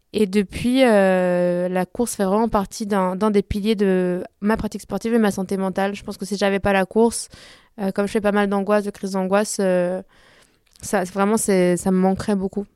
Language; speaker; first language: French; early bilingual, other home language; Spanish